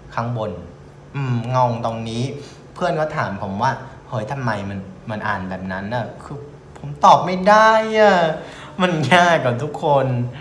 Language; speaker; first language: Thai; non-native, fluent; Vietnamese